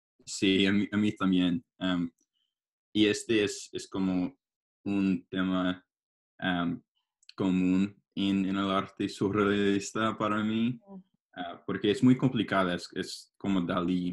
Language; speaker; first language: Spanish; non-native, learner; English